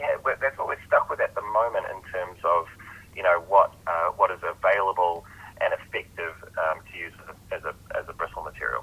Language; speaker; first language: English; native; English